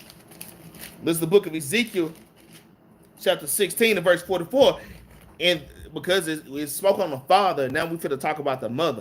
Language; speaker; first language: English; native; English